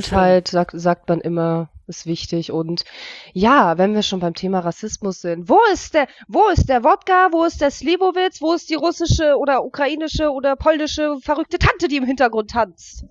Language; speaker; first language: German; early bilingual, other home language; Russian